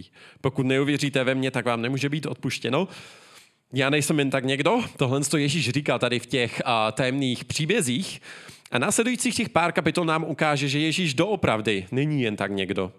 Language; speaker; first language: Czech; native; Czech